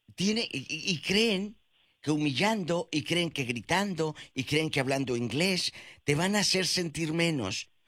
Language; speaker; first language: Spanish; native; Spanish